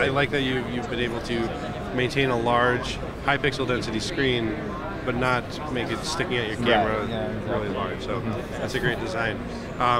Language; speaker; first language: English; native; English